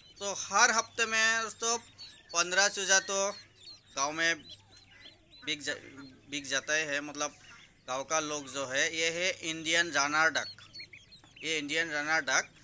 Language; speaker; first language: Hindi; non-native, local second language; Assamese